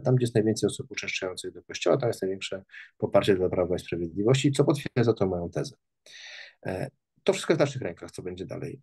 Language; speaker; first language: Polish; native; Polish